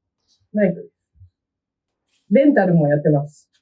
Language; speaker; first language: Japanese; native; Japanese